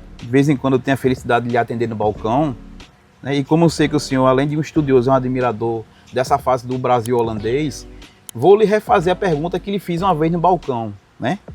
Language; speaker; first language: Portuguese; native; Portuguese